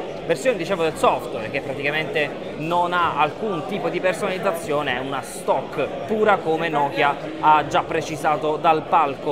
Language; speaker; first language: Italian; native; Italian